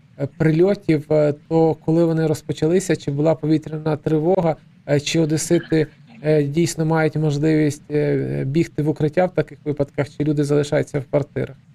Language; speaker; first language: Ukrainian; native; Ukrainian